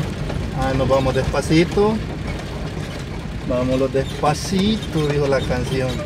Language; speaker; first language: Spanish; native; Spanish